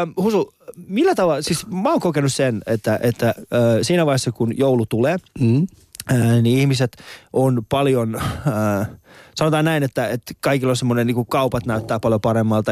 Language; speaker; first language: Finnish; non-native, fluent; Persian